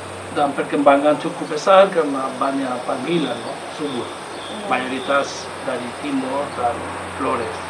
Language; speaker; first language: Indonesian; non-native, fluent; Spanish